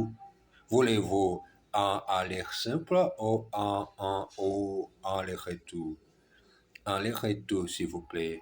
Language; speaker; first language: French; non-native, learner; German